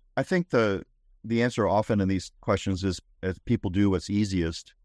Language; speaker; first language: English; native; English